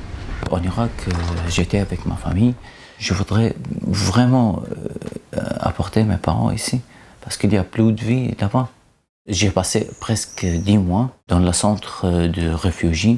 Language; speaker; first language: French; non-native, learner; Arabic